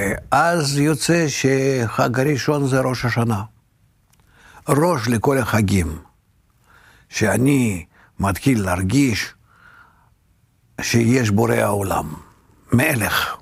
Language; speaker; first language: Hebrew; non-native, fluent; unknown